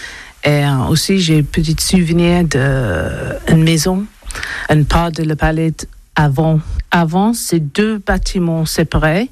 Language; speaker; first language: French; non-native, learner; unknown